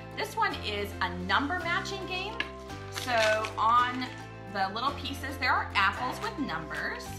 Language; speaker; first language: English; native; English